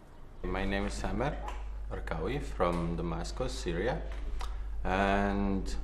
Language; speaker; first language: English; non-native, fluent; Arabic